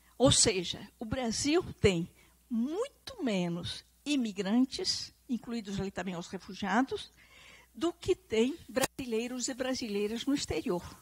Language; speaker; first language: Portuguese; native; Portuguese